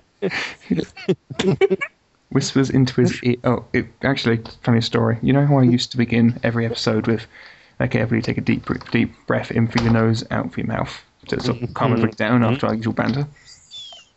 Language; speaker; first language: English; native; English